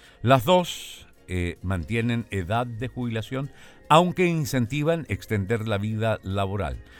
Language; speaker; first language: Spanish; native; Spanish